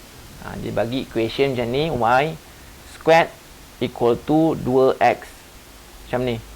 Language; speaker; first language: Malay; native; Malay